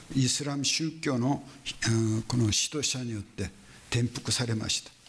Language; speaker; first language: Japanese; non-native, fluent; Korean